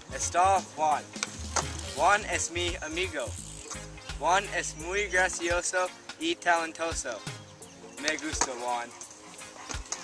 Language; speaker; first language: Spanish; non-native, learner; English